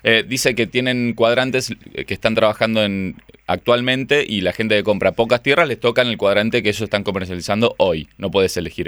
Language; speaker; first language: Spanish; native; Spanish